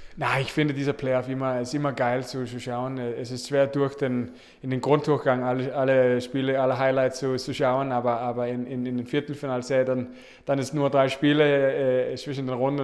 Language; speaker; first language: German; non-native, learner; Danish